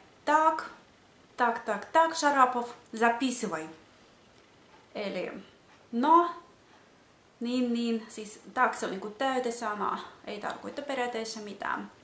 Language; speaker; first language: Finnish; non-native, fluent; Russian